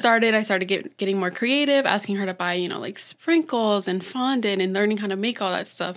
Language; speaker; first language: English; native; English